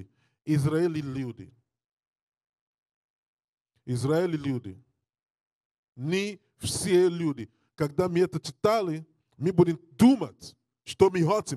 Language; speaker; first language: Russian; non-native, learner; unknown